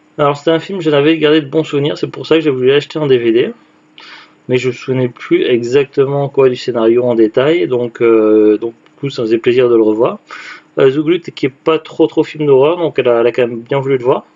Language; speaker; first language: French; native; French